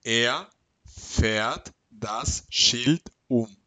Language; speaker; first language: German; non-native, fluent; Spanish